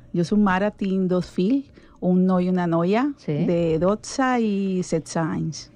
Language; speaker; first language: Catalan; non-native, learner; Spanish